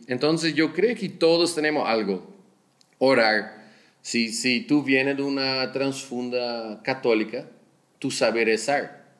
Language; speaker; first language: Spanish; non-native, learner; Dutch